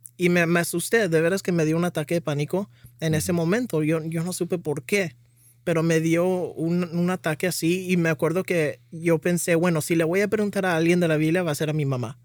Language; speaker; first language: Spanish; early bilingual, heritage; Spanish